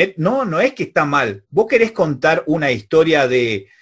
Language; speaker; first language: Spanish; native; Spanish